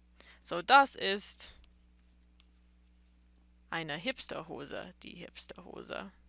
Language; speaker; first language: German; non-native, fluent; English